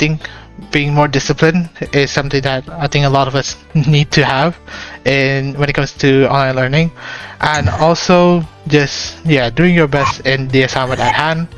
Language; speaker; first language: English; non-native, fluent; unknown